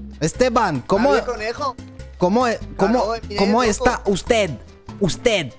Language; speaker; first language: Spanish; non-native, learner; French